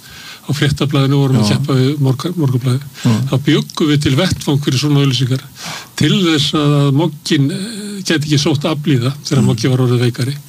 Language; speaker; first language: Icelandic; native; Icelandic